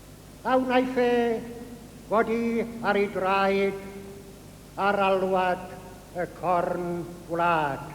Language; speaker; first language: Welsh; native; Welsh